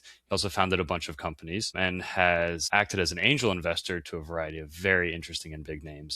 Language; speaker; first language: English; native; English